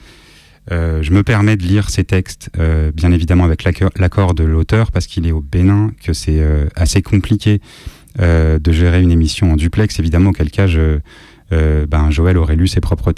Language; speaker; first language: French; native; French